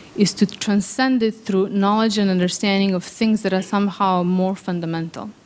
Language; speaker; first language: English; early bilingual, other home language; Serbian